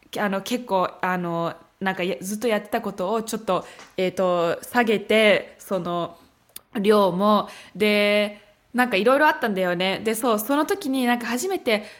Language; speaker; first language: Japanese; early bilingual, heritage; Japanese